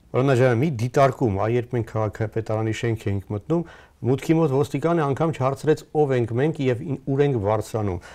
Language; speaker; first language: Armenian; native; Armenian